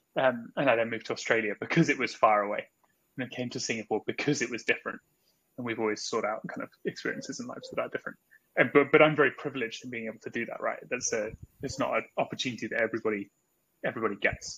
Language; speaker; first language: English; native; English